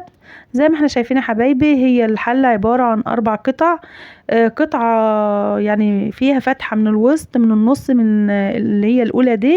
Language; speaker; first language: Arabic; native; Arabic